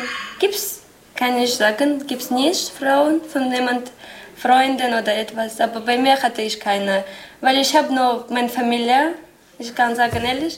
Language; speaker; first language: German; non-native, learner; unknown